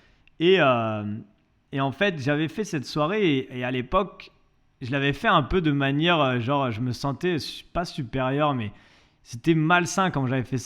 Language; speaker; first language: French; native; French